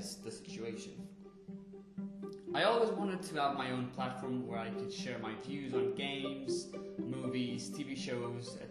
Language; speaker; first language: English; non-native, fluent; Portuguese